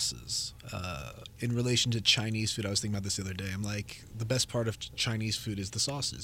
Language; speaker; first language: English; native; English